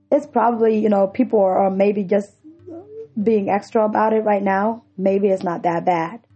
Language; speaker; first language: English; non-native, fluent; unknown